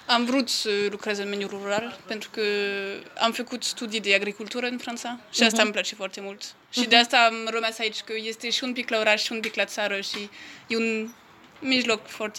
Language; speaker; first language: Romanian; non-native, fluent; French